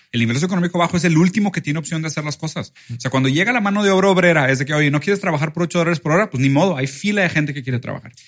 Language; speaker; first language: Spanish; early bilingual, other home language; Portuguese